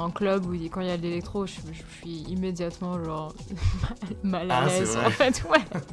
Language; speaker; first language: French; native; French